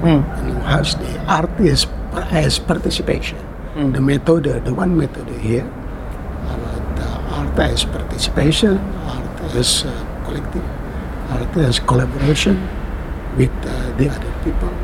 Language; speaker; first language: English; non-native, learner; Indonesian